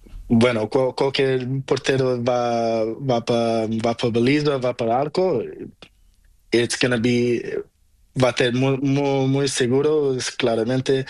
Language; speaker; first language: Spanish; non-native, learner; Portuguese